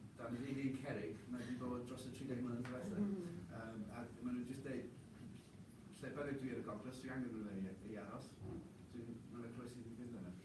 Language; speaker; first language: Welsh; non-native, local second language; English